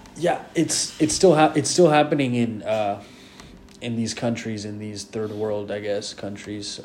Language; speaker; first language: English; non-native, fluent; Spanish